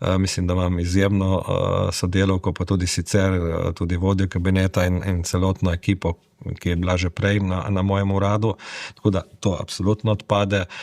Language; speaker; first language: Slovenian; native; Slovenian